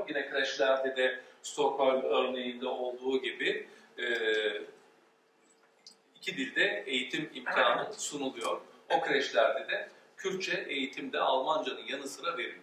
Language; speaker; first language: Turkish; early bilingual, heritage; Turkish